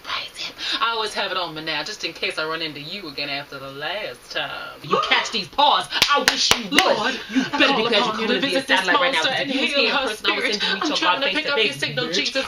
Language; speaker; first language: English; native; English